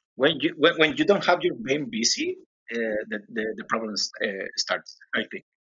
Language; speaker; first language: English; non-native, learner; Spanish